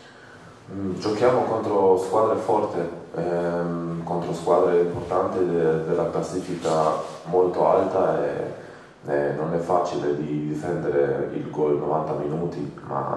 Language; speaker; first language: Italian; non-native, fluent; Croatian